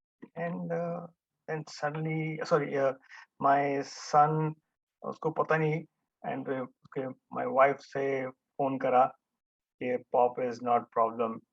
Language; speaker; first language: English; non-native, local second language; Hindi